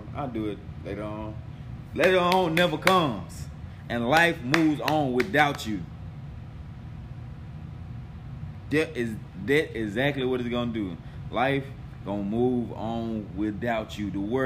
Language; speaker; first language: English; native; English